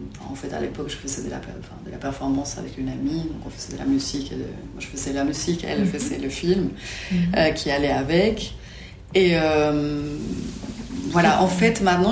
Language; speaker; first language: French; non-native, fluent; Spanish